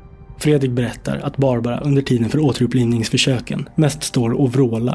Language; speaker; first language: Swedish; native; Swedish